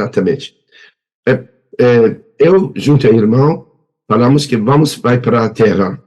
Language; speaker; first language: Portuguese; non-native, learner; Persian